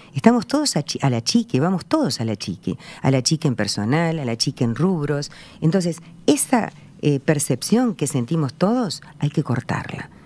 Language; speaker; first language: Spanish; native; Spanish